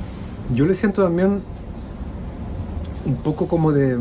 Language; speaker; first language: Spanish; native; Spanish